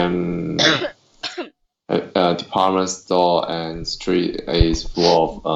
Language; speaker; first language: English; non-native, learner; Chinese